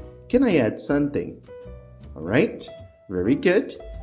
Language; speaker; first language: English; non-native, fluent; Portuguese